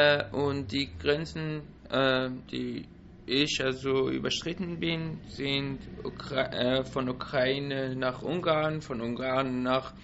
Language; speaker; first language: German; non-native, learner; Persian